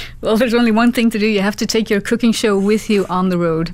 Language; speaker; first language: English; non-native, fluent; Dutch